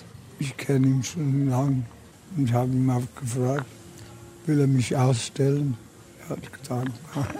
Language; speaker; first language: German; early bilingual, heritage; German